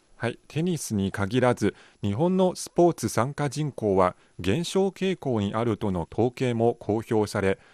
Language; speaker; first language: Japanese; non-native, fluent; Chinese